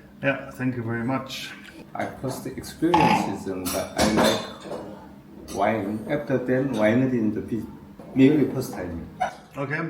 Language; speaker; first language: English; non-native, fluent; German